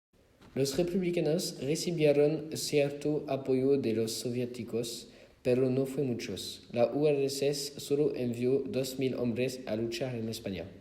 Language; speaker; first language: Spanish; non-native, learner; French